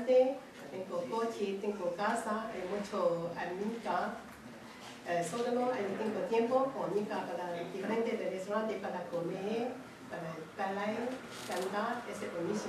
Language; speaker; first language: Spanish; non-native, learner; Chinese